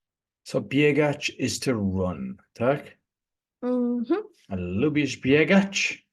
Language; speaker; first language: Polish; non-native, learner; English